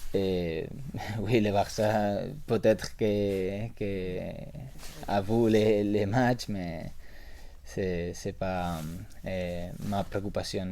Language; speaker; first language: French; non-native, learner; Spanish